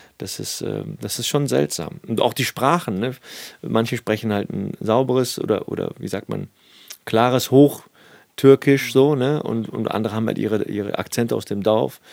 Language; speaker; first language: German; native; German